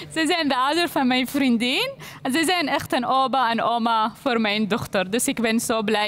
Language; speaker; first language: Dutch; non-native, learner; Arabic